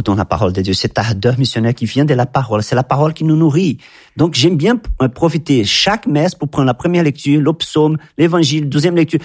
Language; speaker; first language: French; non-native, fluent; Italian